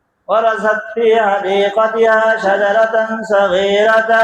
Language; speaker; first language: Arabic; non-native, fluent; Bangla